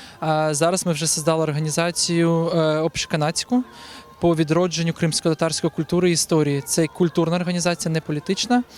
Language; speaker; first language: Ukrainian; non-native, local second language; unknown